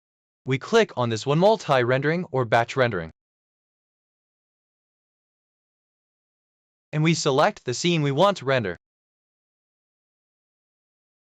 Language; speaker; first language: English; non-native, learner; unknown